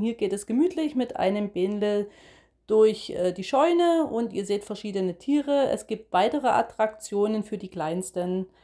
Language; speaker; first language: German; native; German